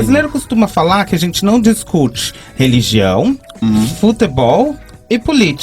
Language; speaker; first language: Portuguese; native; Portuguese